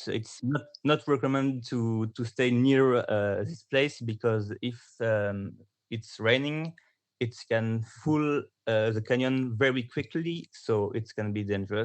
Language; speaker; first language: English; non-native, learner; French